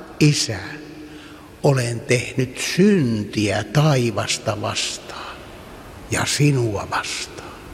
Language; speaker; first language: Finnish; native; Finnish